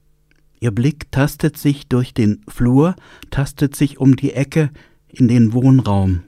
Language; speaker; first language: German; native; German